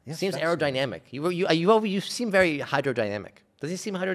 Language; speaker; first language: English; native; English